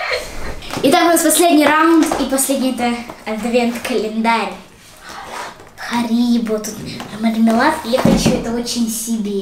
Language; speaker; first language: Russian; native; Russian